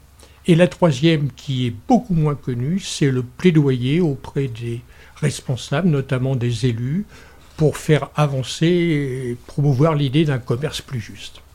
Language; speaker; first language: French; native; French